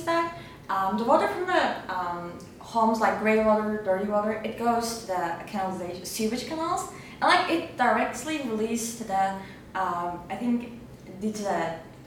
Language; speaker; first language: English; non-native, fluent; Turkish